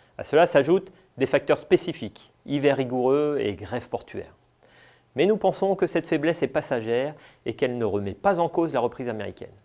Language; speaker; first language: French; native; French